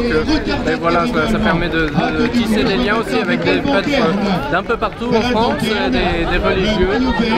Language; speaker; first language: French; native; French